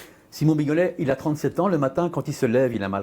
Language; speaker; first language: French; native; French